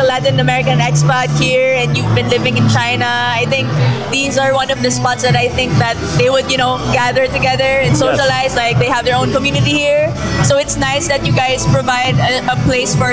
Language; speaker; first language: English; non-native, local second language; Filipino